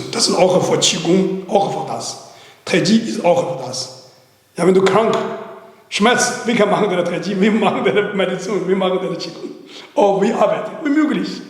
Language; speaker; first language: German; non-native, learner; Chinese